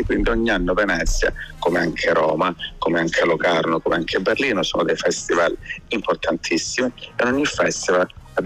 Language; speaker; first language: Italian; native; Italian